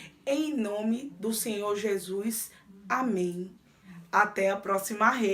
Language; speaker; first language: Portuguese; native; Portuguese